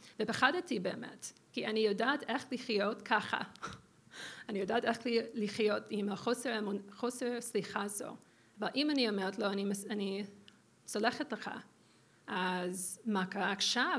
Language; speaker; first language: Hebrew; non-native, fluent; English